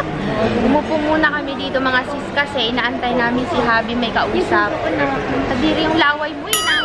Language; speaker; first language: Filipino; native; Filipino